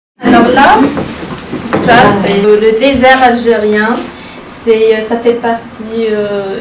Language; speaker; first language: French; non-native, local second language; Arabic